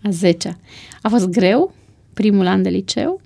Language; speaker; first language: Romanian; native; Romanian